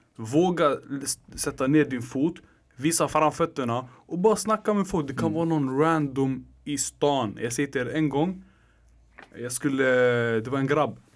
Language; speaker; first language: Swedish; native; Swedish